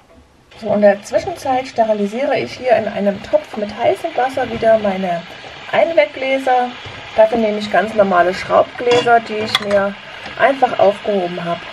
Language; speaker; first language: German; native; German